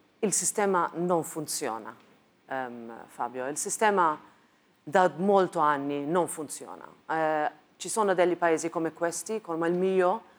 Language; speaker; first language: Italian; non-native, fluent; Maltese